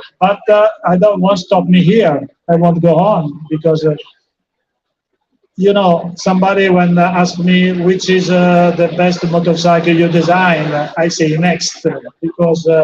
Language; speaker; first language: English; non-native, fluent; Italian